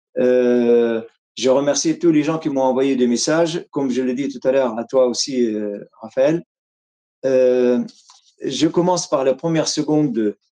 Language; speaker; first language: French; non-native, fluent; Arabic